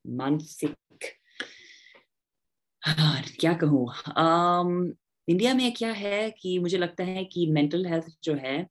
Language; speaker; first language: Hindi; non-native, fluent; English